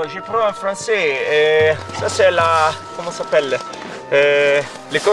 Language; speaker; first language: French; non-native, learner; Italian